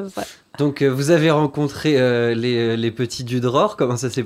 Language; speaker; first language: French; native; French